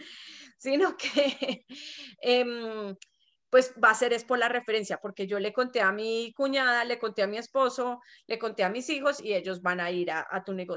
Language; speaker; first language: Spanish; native; Spanish